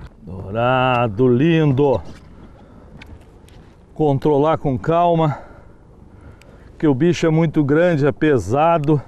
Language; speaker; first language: Portuguese; native; Portuguese